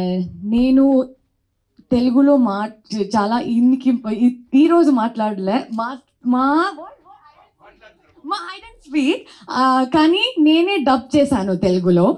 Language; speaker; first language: Telugu; non-native, learner; Kannada